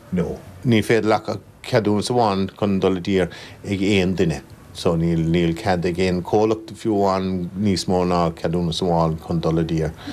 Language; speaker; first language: Irish; native; Irish